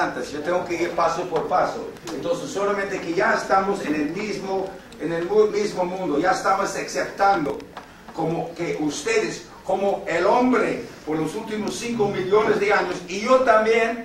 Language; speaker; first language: Spanish; non-native, fluent; English